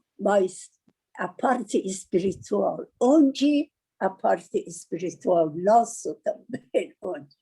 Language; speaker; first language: Portuguese; non-native, learner; Persian